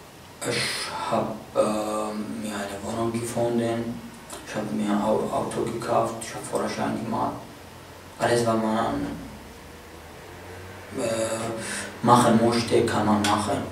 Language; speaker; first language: German; non-native, fluent; Arabic